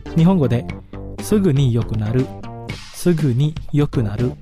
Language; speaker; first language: Japanese; non-native, fluent; Indonesian